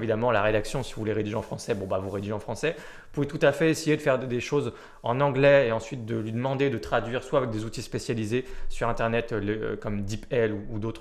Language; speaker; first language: French; native; French